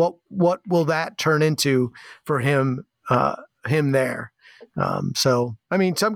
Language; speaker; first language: English; native; English